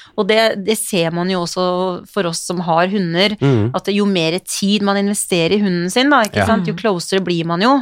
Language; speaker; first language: Norwegian; native; Norwegian